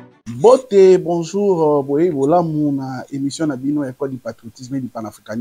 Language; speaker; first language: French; non-native, local second language; Lingala